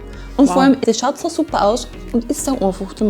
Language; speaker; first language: German; native; German